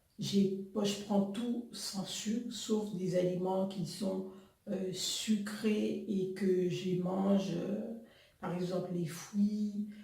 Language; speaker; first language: French; non-native, local second language; Haitian Creole